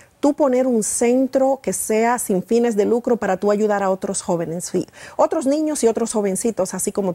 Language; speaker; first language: Spanish; native; Spanish